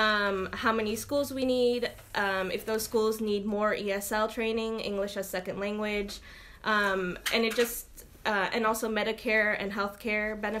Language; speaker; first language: English; early bilingual, other home language; Arabic